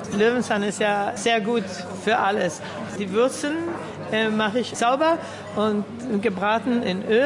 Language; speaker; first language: German; early bilingual, heritage; German